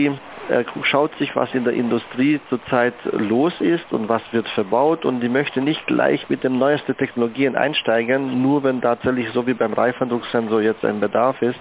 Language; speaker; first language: German; native; German